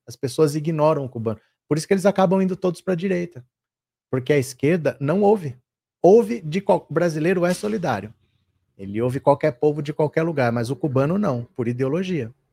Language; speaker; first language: Portuguese; native; Portuguese